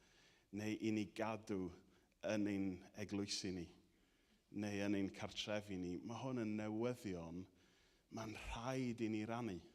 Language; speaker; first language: Welsh; native; Welsh